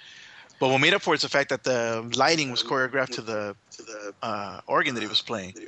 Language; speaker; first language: English; native; English